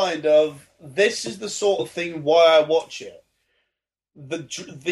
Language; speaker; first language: English; native; English